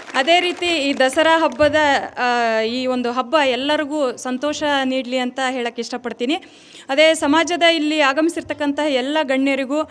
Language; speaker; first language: Kannada; native; Kannada